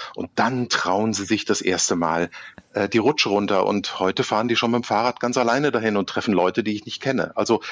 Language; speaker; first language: German; native; German